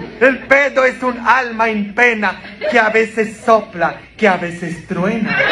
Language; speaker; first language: Spanish; non-native, fluent; Polish